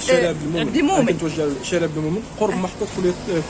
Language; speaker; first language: Arabic; native; Arabic